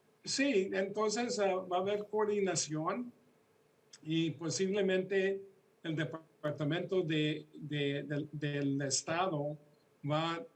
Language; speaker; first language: Spanish; early bilingual, heritage; Spanish